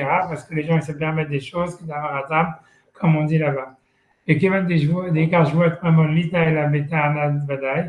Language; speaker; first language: French; native; French